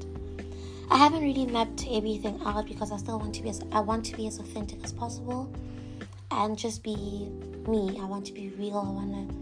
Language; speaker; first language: English; non-native, local second language; Tswana